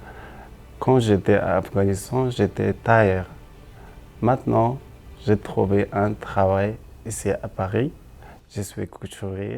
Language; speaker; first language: French; non-native, learner; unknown